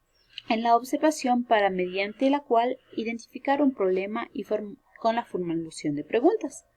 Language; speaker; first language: Spanish; native; Spanish